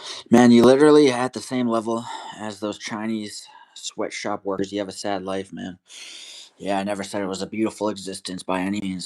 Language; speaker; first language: English; native; English